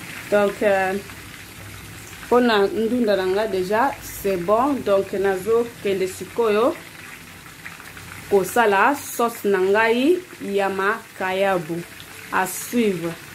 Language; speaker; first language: French; non-native, local second language; Lingala